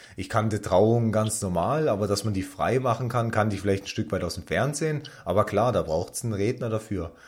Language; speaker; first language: German; native; German